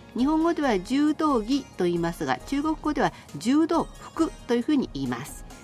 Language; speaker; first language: Japanese; native; Japanese